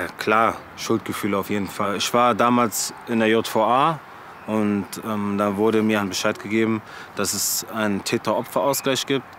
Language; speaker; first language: German; early bilingual, other home language; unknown